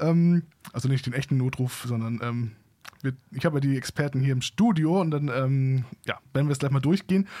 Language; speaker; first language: German; native; German